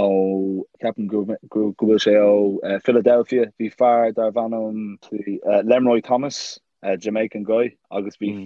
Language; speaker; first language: Irish; non-native, local second language; English